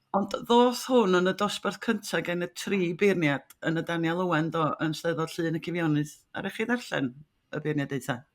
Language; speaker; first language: Welsh; native; Welsh